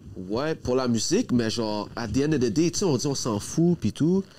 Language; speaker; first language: French; native; French